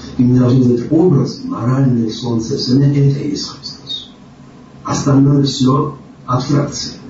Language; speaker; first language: Russian; non-native, local second language; Georgian